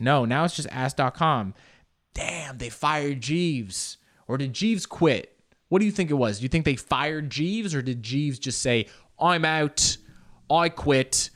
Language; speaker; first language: English; early bilingual, other home language; Spanish